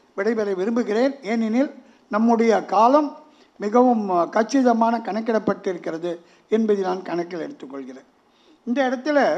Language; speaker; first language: Tamil; native; Tamil